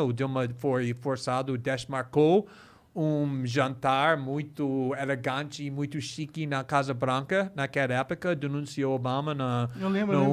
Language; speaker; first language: Portuguese; non-native, fluent; English